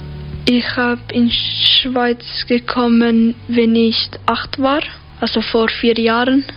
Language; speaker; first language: German; early bilingual, other home language; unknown